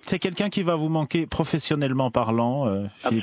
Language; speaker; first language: French; native; French